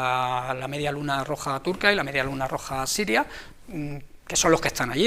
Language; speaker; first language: Spanish; native; Spanish